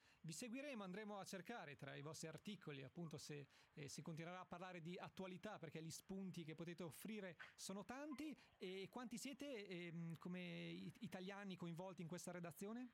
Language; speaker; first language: Italian; native; Italian